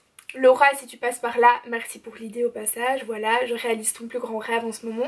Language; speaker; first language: French; native; French